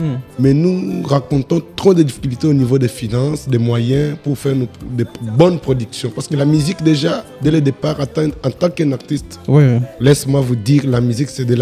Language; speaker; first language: French; non-native, local second language; Lingala